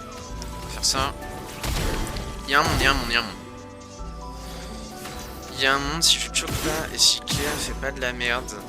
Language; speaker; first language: French; native; French